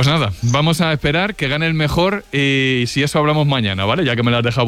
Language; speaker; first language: Spanish; native; Spanish